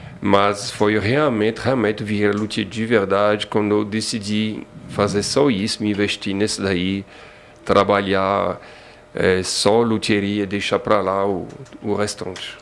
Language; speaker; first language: Portuguese; non-native, fluent; French